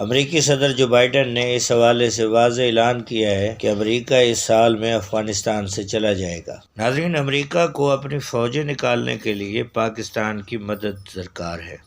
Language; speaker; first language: Urdu; non-native, local second language; Saraiki